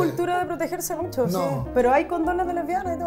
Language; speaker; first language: Spanish; native; Spanish